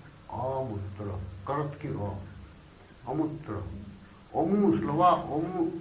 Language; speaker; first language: Russian; non-native, learner; Bangla